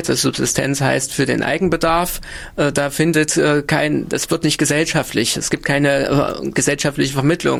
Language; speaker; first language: German; native; German